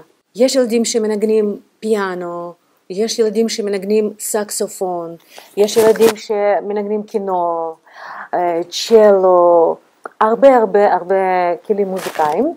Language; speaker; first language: Hebrew; non-native, fluent; Russian